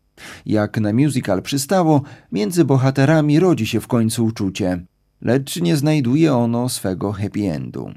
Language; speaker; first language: Polish; native; Polish